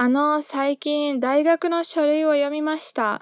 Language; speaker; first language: Japanese; non-native, fluent; Portuguese